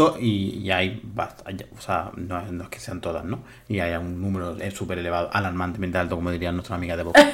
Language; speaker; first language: Spanish; native; Spanish